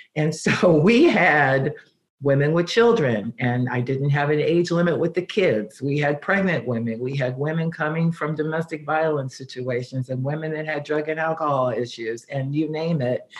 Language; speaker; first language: English; native; English